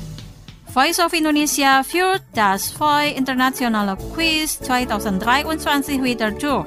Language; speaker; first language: German; non-native, fluent; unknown